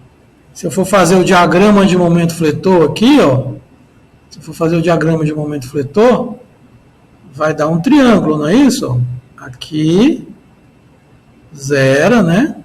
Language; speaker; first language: Portuguese; native; Portuguese